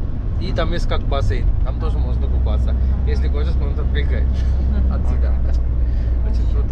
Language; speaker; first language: Russian; non-native, learner; Sinhala